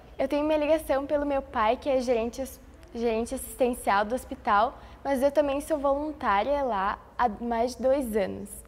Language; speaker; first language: Portuguese; early bilingual, other home language; Spanish